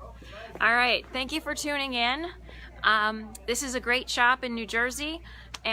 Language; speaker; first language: English; native; English